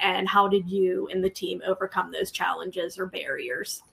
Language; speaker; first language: English; native; English